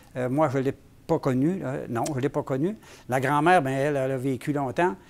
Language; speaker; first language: French; native; French